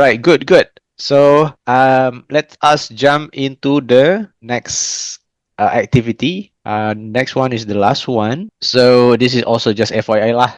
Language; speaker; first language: English; non-native, fluent; Indonesian